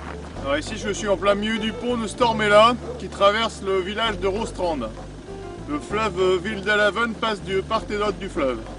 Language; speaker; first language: French; native; French